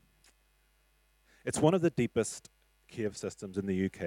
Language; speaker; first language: English; native; English